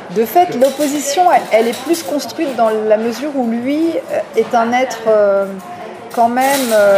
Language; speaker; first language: French; native; French